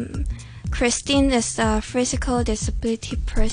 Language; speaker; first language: English; non-native, learner; Cantonese